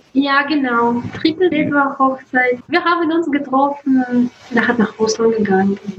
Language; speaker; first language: German; non-native, learner; Russian